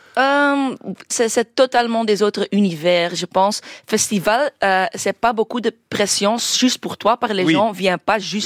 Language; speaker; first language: French; non-native, local second language; Dutch